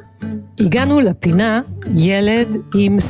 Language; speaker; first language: Hebrew; native; Hebrew